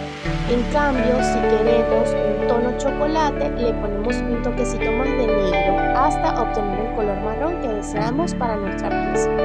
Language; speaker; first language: Spanish; native; Spanish